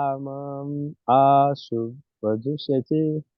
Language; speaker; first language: Russian; native; Russian